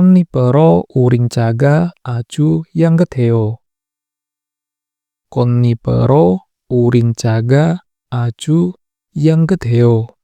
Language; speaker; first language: Korean; non-native, fluent; Indonesian